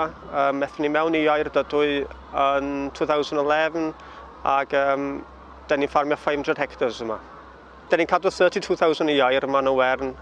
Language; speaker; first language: Welsh; native; Welsh